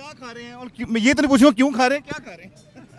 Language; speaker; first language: Hindi; non-native, local second language; Punjabi